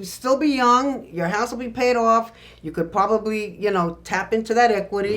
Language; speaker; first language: English; native; English